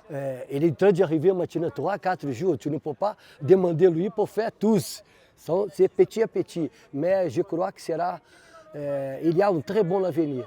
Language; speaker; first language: French; non-native, fluent; Portuguese